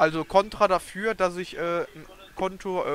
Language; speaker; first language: German; native; German